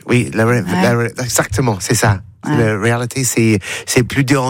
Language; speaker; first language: French; non-native, learner; English